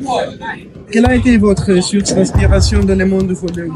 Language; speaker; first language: French; non-native, learner; Italian